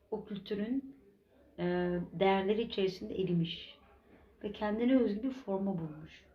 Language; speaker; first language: Turkish; native; Turkish